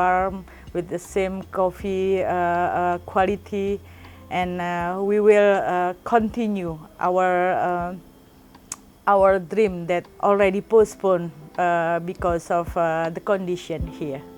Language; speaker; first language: English; non-native, learner; Indonesian